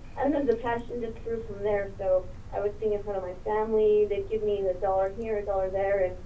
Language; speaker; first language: English; early bilingual, other home language; Spanish